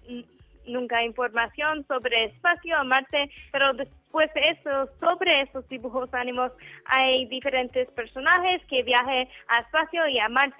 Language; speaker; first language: Spanish; non-native, learner; English